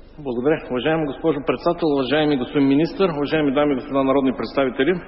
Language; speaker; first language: Bulgarian; non-native, local second language; Turkish